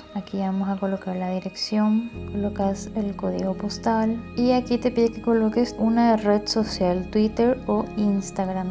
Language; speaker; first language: Spanish; native; Spanish